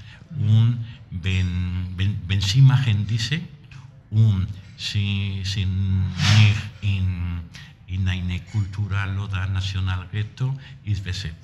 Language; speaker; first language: German; non-native, learner; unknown